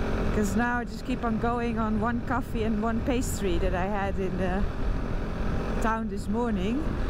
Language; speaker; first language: English; non-native, fluent; Dutch